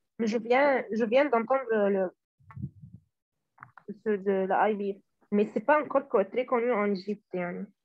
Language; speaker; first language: French; non-native, learner; Arabic